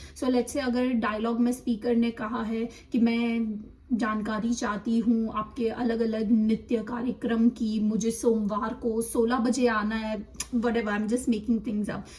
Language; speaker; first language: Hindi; non-native, local second language; Gujarati